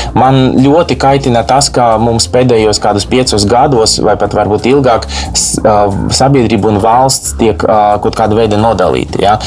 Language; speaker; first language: Latvian; non-native, local second language; Russian